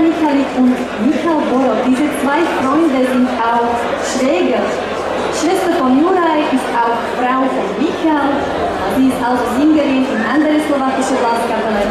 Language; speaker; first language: German; non-native, fluent; Slovak